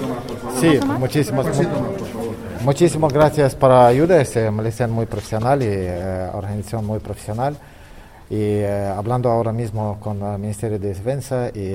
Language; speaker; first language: Spanish; non-native, learner; Ukrainian